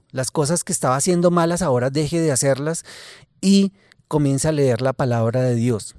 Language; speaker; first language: Spanish; native; Spanish